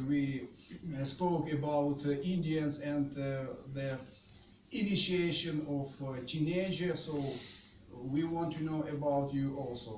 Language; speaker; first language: English; non-native, fluent; Russian